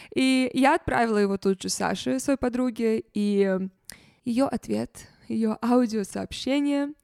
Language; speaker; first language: Russian; native; Russian